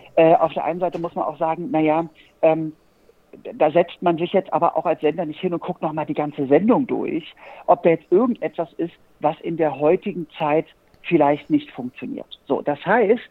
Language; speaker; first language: German; native; German